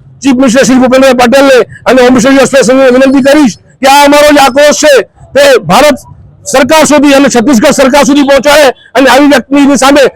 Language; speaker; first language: Gujarati; non-native, local second language; Sindhi